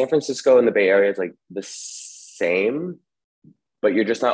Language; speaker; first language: English; native; English